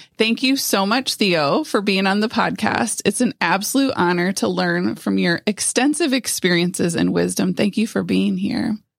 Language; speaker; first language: English; native; English